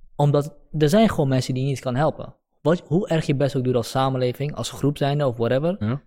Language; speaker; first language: Dutch; early bilingual, other home language; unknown